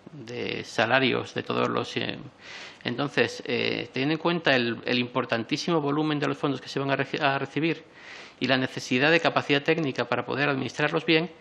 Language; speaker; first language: Spanish; native; Spanish